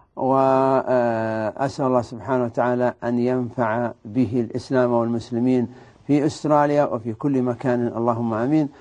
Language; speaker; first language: Arabic; native; Arabic